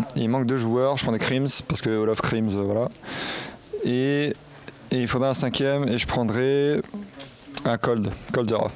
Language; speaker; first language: French; native; French